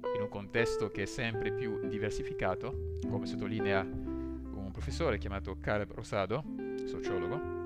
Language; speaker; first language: Italian; non-native, fluent; French